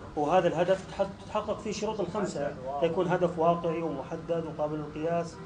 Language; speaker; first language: Arabic; native; Arabic